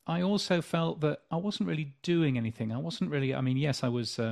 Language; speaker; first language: English; native; English